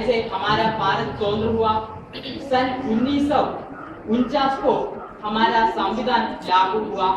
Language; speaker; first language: Hindi; non-native, local second language; Malayalam